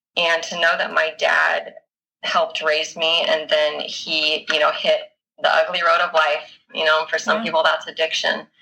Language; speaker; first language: English; native; English